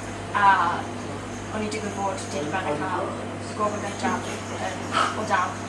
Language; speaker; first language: Welsh; non-native, local second language; English